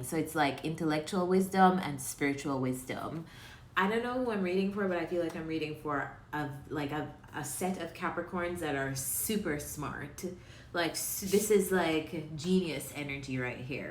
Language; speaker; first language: English; native; English